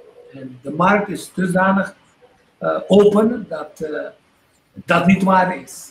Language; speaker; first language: Dutch; non-native, local second language; Papiamento